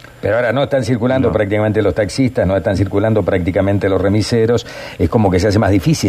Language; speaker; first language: Spanish; native; Spanish